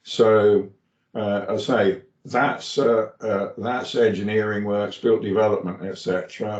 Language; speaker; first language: English; native; English